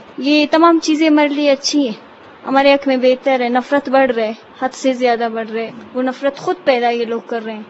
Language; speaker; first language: Urdu; non-native, local second language; Baluchi